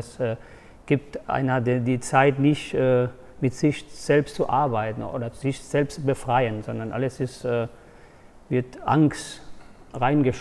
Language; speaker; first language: German; non-native, fluent; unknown